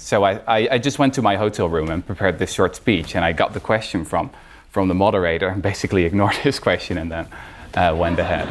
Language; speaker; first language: English; non-native, fluent; Dutch